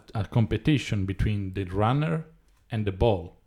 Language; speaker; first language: English; non-native, fluent; Italian